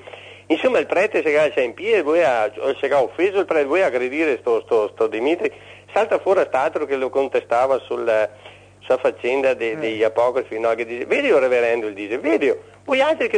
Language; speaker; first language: Italian; native; Italian